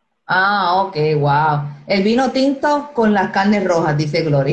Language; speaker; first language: Spanish; native; Spanish